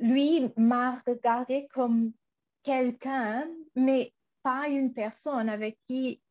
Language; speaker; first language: French; non-native, fluent; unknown